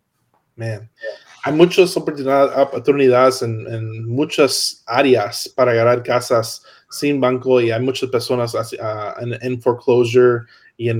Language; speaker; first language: Spanish; non-native, learner; English